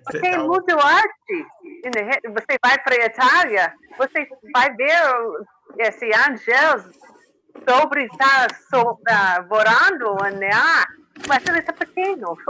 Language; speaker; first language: Portuguese; non-native, learner; English